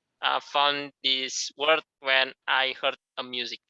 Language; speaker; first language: English; non-native, learner; Indonesian